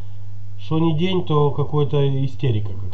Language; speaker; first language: Russian; native; Russian